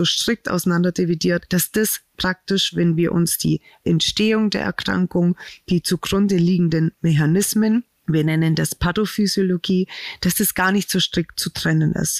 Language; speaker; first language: German; native; German